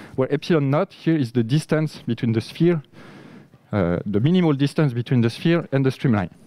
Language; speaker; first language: English; non-native, fluent; French